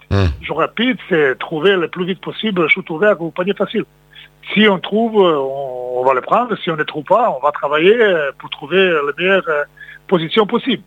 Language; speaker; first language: French; non-native, fluent; Serbian